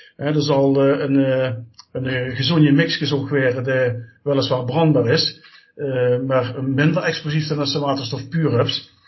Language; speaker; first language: Dutch; native; Dutch